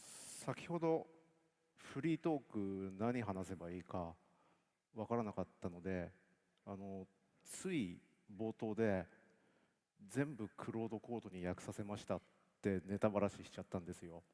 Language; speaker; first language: Japanese; native; Japanese